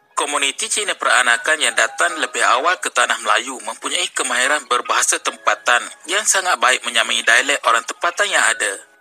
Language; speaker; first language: Malay; native; Malay